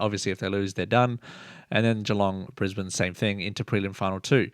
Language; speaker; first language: English; native; English